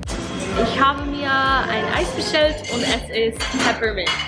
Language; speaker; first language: German; non-native, learner; English